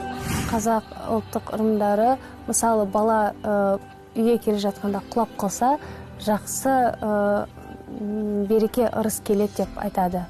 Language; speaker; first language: Kazakh; non-native, local second language; Russian